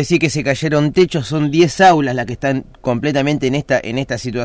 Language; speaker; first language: Spanish; native; Spanish